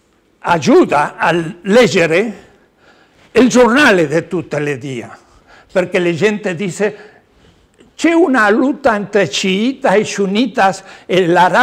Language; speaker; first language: Italian; non-native, learner; Spanish